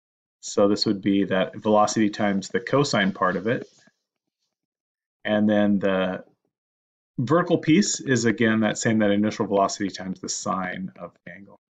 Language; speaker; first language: English; native; English